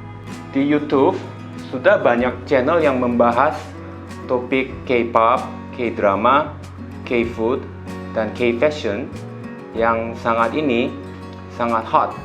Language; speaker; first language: Indonesian; non-native, fluent; Korean